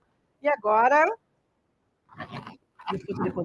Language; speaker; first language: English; non-native, learner; Portuguese